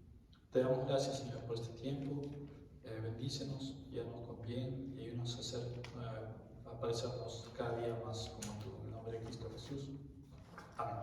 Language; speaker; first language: Spanish; native; Spanish